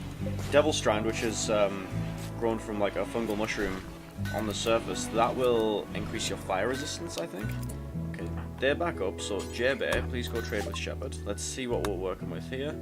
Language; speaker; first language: English; native; English